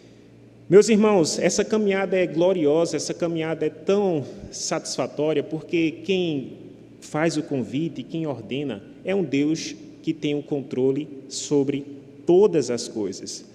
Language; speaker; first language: Portuguese; native; Portuguese